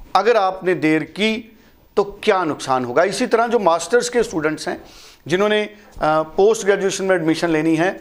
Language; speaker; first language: Hindi; native; Hindi